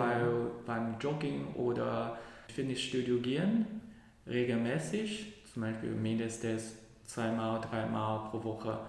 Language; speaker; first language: German; non-native, learner; Cantonese